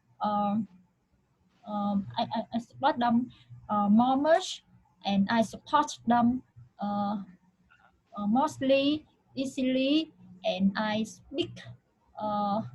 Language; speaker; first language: English; non-native, learner; Vietnamese